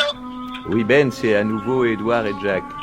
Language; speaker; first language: French; native; French